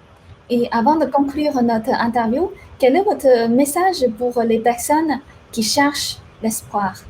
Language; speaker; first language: French; non-native, fluent; Chinese